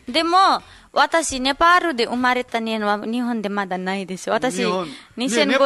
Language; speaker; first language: Japanese; non-native, learner; Nepali